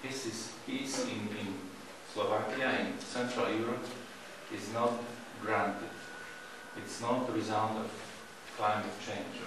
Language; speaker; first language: English; non-native, fluent; Slovak